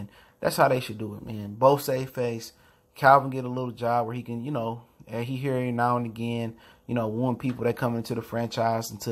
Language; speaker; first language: English; native; English